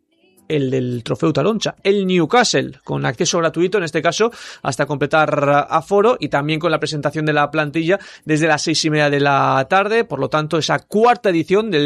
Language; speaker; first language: Spanish; native; Spanish